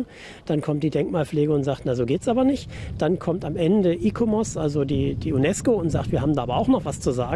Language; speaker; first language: German; native; German